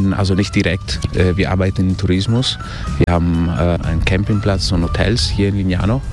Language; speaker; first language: German; early bilingual, heritage; Italian